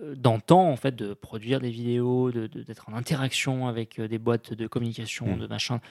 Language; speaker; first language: French; native; French